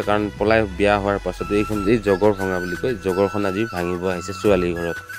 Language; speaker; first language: Assamese; non-native, local second language; Mising